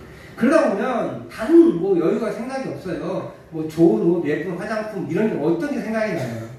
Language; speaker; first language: Korean; native; Korean